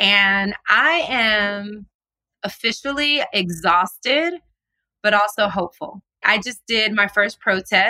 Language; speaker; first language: English; native; English